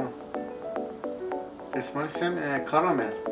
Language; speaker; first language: English; non-native, learner; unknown